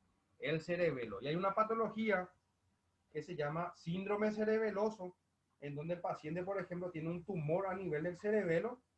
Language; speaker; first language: Spanish; native; Spanish